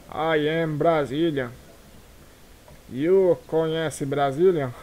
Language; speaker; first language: English; non-native, learner; Portuguese